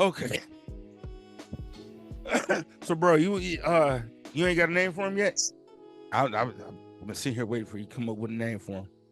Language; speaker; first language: English; native; English